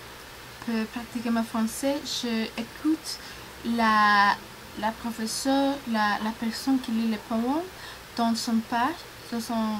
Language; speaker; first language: French; non-native, learner; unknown